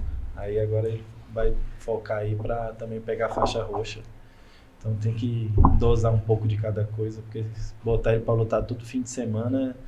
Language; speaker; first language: Portuguese; native; Portuguese